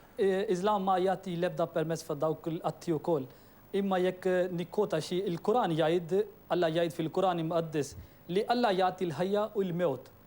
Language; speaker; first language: Maltese; non-native, fluent; Urdu